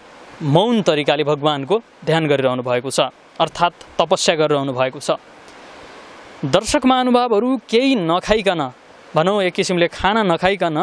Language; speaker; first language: Nepali; native; Nepali